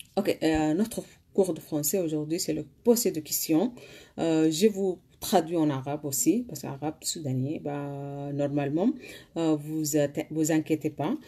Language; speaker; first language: French; non-native, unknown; Arabic